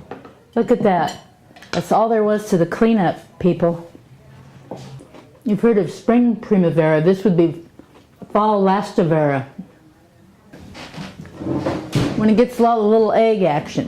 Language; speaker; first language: English; native; English